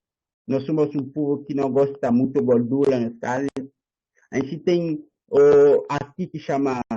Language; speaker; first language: Portuguese; non-native, learner; Haitian Creole